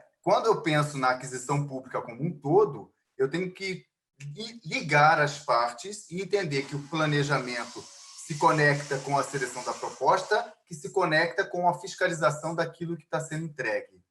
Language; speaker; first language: Portuguese; native; Portuguese